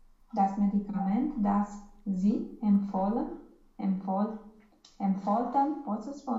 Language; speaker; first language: German; non-native, learner; Romanian